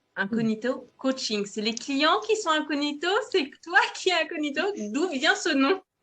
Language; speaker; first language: French; native; French